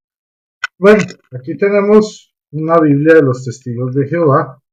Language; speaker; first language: Spanish; native; Spanish